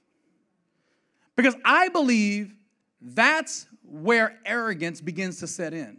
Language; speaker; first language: English; native; English